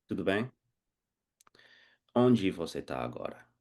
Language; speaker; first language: Portuguese; non-native, fluent; English